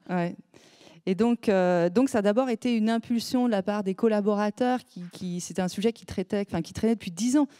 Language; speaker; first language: French; native; French